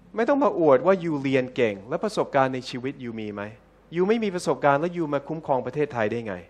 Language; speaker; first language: Thai; early bilingual, heritage; Thai